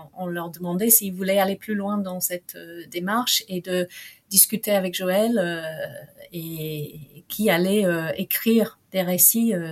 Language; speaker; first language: French; non-native, fluent; English